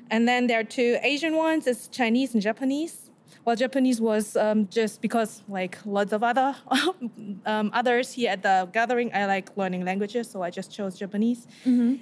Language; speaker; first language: English; non-native, fluent; Korean